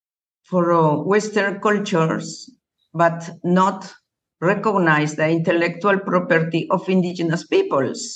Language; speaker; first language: English; non-native, learner; Spanish